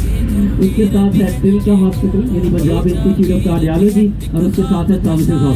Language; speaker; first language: Hindi; native; Hindi